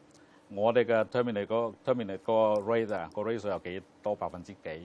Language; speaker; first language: Cantonese; native; Cantonese